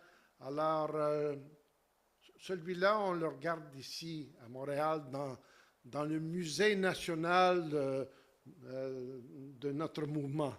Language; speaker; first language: French; native; French